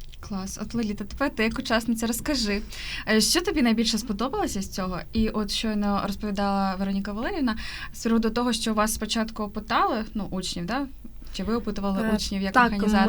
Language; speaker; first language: Ukrainian; native; Ukrainian